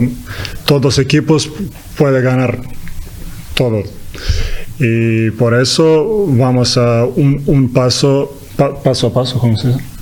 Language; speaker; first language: Spanish; non-native, learner; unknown